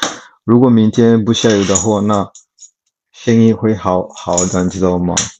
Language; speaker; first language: Chinese; non-native, learner; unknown